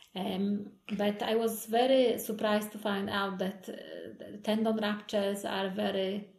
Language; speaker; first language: English; non-native, fluent; Polish